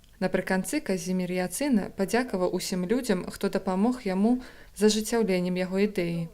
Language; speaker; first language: Belarusian; native; Belarusian